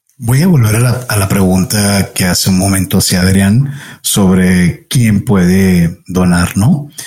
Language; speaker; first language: Spanish; native; Spanish